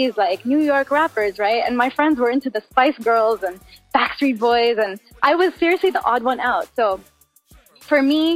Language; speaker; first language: English; non-native, fluent; Arabic